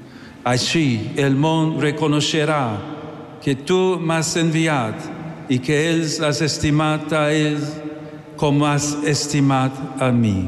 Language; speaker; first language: Catalan; non-native, learner; English